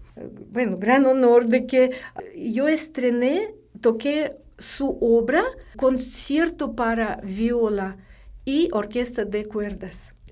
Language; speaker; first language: Spanish; non-native, fluent; Russian